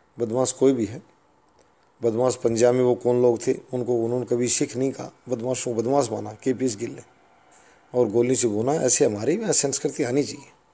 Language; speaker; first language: Hindi; native; Hindi